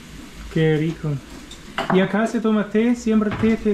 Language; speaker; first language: Spanish; non-native, learner; German